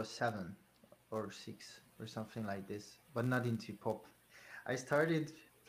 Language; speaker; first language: English; non-native, fluent; Hungarian